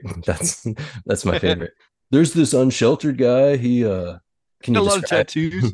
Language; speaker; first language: English; native; English